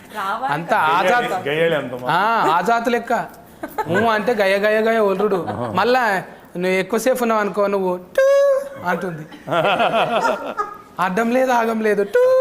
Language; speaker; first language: Telugu; native; Telugu